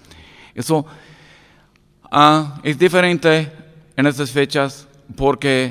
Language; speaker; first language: Spanish; non-native, learner; English